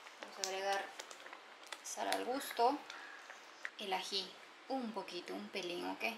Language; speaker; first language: Spanish; native; Spanish